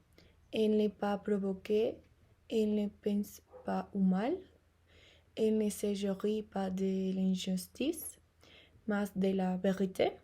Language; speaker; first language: French; non-native, learner; Spanish